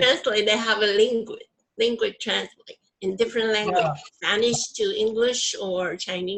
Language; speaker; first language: English; non-native, local second language; Chinese